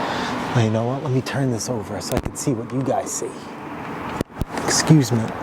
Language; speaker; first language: English; native; English